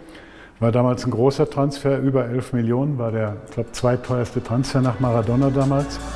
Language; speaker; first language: German; native; German